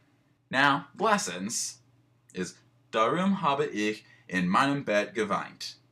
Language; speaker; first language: German; non-native, learner; English